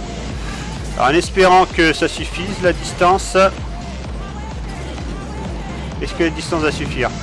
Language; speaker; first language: French; native; French